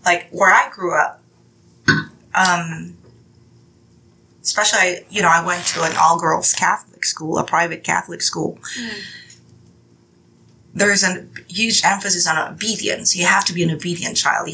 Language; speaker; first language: English; non-native, local second language; Filipino